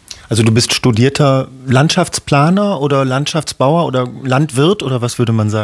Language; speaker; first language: German; native; German